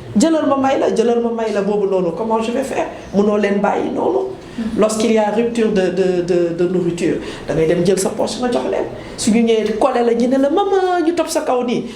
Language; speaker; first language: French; non-native, local second language; Wolof